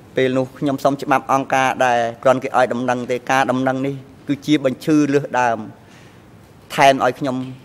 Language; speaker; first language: Khmer; non-native, local second language; Eastern Cham